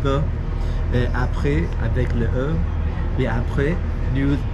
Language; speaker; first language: French; non-native, learner; Spanish